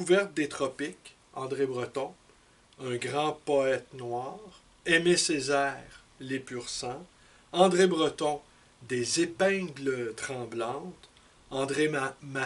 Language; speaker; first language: French; native; French